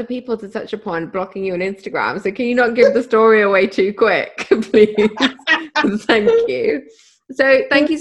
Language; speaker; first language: English; native; English